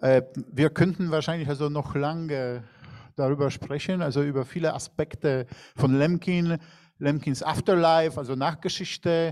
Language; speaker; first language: German; non-native, fluent; Polish